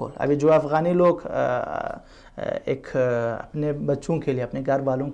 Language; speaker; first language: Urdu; non-native, fluent; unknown